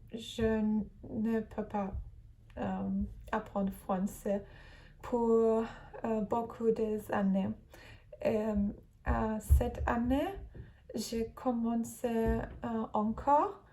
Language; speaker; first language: French; non-native, learner; Turkish